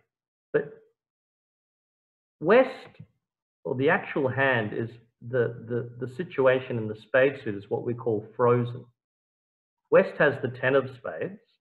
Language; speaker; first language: English; native; English